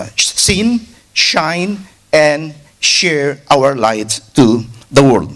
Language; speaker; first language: English; non-native, local second language; Filipino